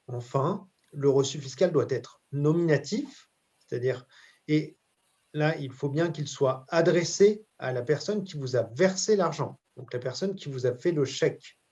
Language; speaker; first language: French; native; French